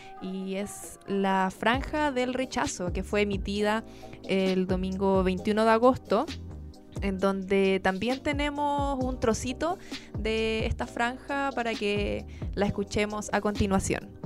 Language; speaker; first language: Spanish; native; Spanish